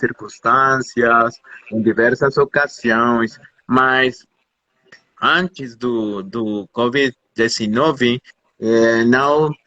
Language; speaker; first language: Portuguese; non-native, fluent; Spanish